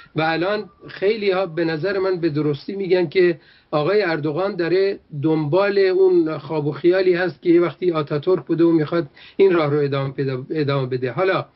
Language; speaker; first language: Persian; non-native, local second language; Kurdish